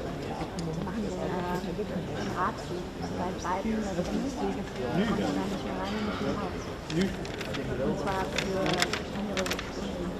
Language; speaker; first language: German; native; German